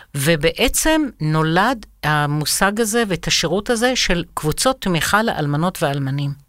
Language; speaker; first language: Hebrew; non-native, fluent; Arabic